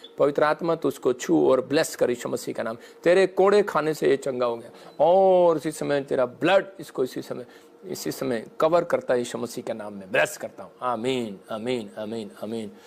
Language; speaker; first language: Hindi; non-native, local second language; Punjabi